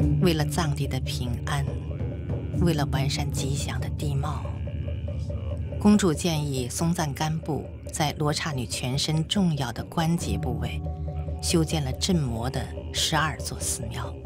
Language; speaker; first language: Chinese; native; Chinese